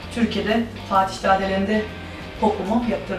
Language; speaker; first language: Turkish; early bilingual, heritage; Turkish